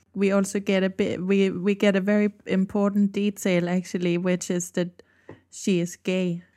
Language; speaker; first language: English; non-native, fluent; Danish